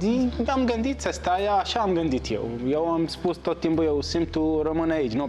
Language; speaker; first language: Romanian; non-native, learner; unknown